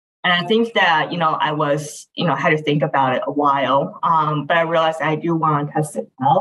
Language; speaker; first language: English; native; English